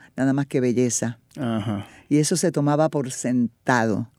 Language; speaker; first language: Spanish; native; Spanish